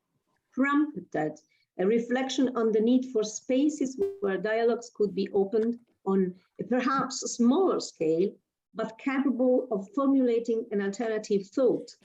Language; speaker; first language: English; non-native, fluent; Italian